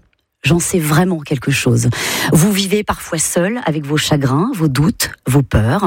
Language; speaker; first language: French; native; French